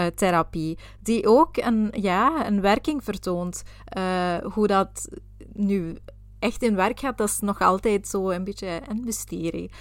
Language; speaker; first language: Dutch; native; Dutch